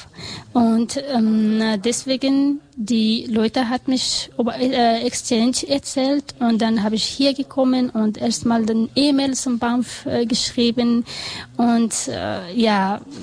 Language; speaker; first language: German; non-native, learner; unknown